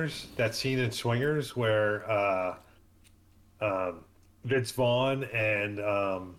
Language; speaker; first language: English; native; English